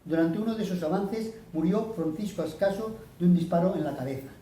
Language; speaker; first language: Spanish; non-native, local second language; Catalan